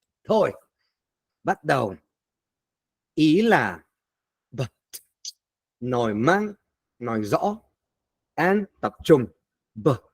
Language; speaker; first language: Vietnamese; non-native, fluent; Spanish